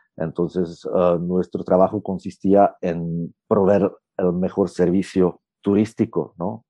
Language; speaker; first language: Spanish; non-native, fluent; Czech